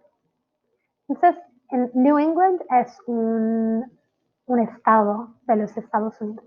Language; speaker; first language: Spanish; non-native, fluent; Italian